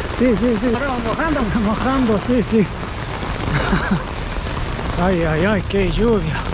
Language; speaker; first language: Spanish; non-native, learner; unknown